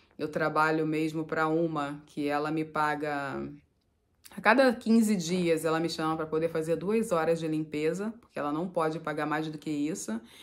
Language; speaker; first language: Portuguese; native; Portuguese